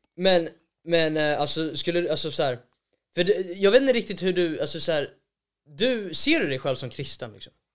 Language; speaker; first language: Swedish; native; Swedish